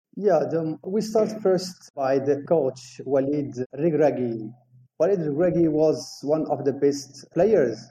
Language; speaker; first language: English; non-native, fluent; Arabic